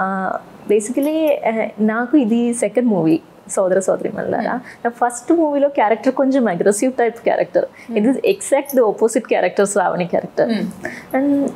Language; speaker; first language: Telugu; non-native, learner; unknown